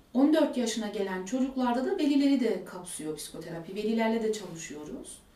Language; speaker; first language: Turkish; early bilingual, heritage; Turkish